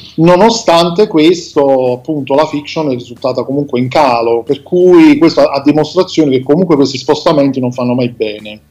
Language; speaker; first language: Italian; native; Italian